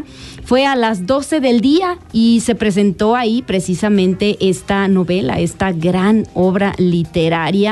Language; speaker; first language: Spanish; native; Spanish